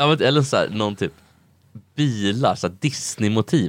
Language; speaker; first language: Swedish; native; Swedish